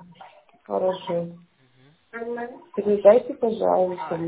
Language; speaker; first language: Russian; non-native, learner; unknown